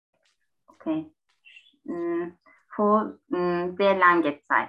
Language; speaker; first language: German; non-native, learner; Turkish